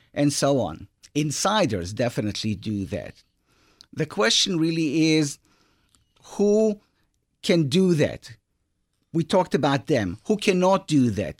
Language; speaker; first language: English; non-native, fluent; Hebrew